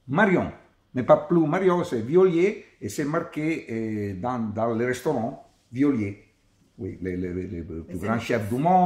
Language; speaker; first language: French; non-native, learner; Italian